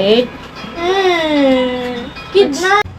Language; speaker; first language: Filipino; native; Filipino